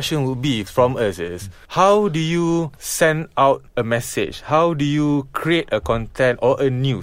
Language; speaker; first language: English; non-native, local second language; Malay